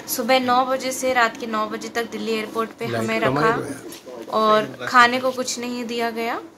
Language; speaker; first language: Hindi; native; Hindi